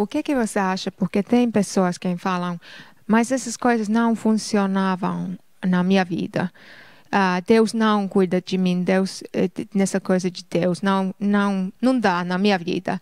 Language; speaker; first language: Portuguese; non-native, fluent; Finnish